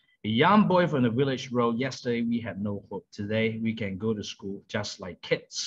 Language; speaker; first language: English; non-native, local second language; Cantonese